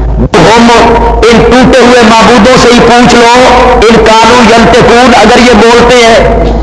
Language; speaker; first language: Urdu; non-native, local second language; Punjabi